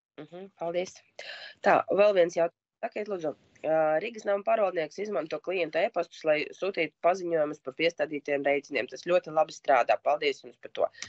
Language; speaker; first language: Latvian; non-native, local second language; Russian